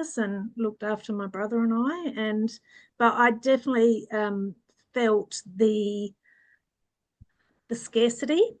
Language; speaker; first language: English; early bilingual, other home language; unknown